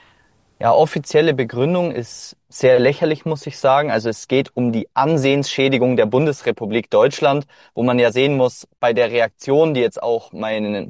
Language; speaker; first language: German; native; German